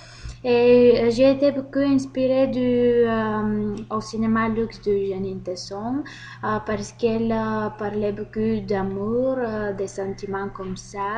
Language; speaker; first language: French; non-native, learner; Bulgarian